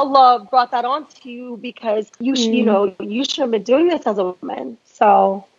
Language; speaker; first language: English; native; English